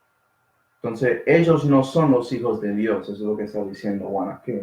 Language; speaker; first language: Spanish; non-native, fluent; English